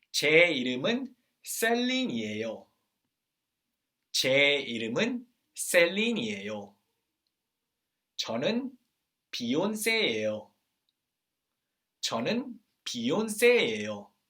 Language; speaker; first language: Korean; non-native, fluent; English